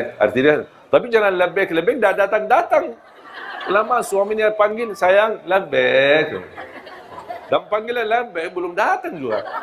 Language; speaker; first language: Malay; non-native, fluent; Arabic